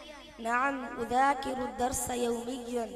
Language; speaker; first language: Arabic; non-native, learner; Urdu